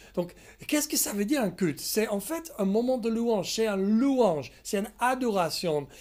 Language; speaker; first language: French; non-native, fluent; English